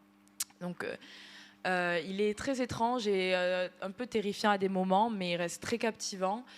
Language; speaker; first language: French; native; French